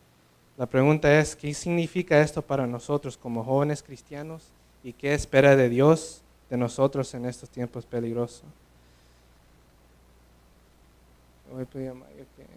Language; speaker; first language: Spanish; early bilingual, heritage; English